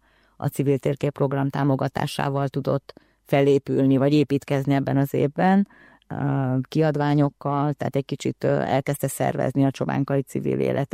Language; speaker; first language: Hungarian; native; Hungarian